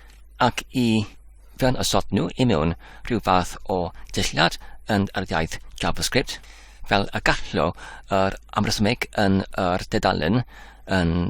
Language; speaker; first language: Welsh; non-native, learner; English